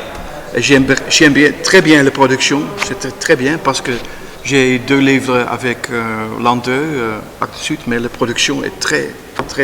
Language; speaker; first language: French; non-native, learner; Dutch